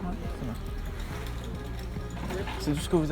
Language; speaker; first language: French; native; French